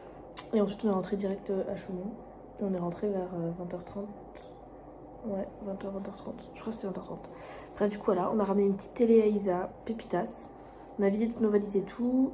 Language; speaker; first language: French; native; French